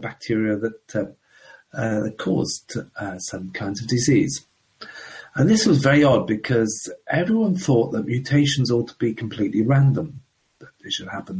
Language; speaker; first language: English; native; English